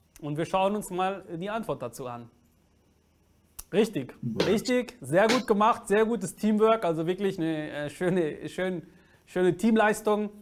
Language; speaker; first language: German; native; German